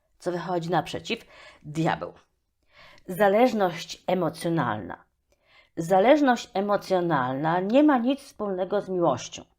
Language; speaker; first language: Polish; native; Polish